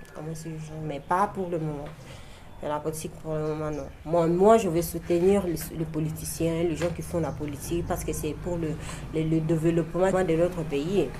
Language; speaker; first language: French; non-native, local second language; Luba-Lulua